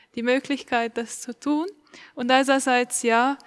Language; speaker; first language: German; non-native, fluent; Estonian